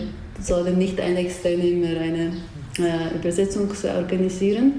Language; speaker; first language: German; non-native, learner; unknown